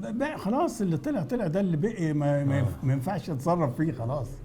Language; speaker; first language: Egyptian Arabic; native; Egyptian Arabic